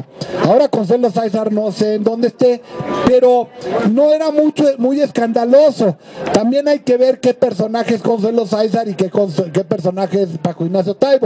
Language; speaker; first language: Spanish; native; Spanish